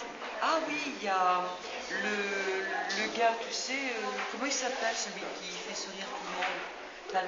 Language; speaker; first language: French; native; French